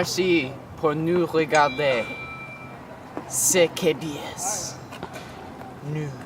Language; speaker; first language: French; non-native, learner; English